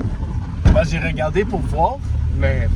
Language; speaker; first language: French; non-native, local second language; English